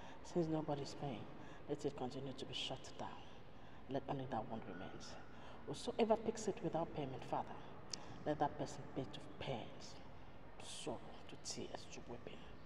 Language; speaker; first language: English; non-native, local second language; Ibibio